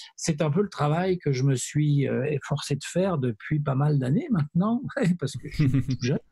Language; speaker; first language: French; native; French